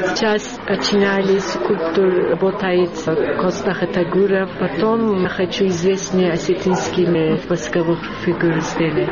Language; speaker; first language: Russian; non-native, learner; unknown